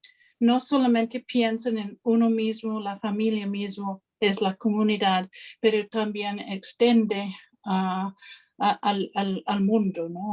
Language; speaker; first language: Spanish; non-native, fluent; English